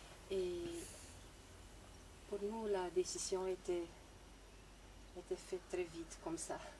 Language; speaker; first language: French; non-native, local second language; Dutch